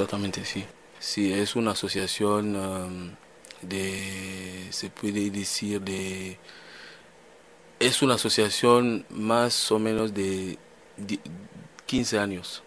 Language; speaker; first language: Spanish; non-native, learner; French